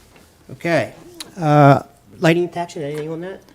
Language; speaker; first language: English; native; English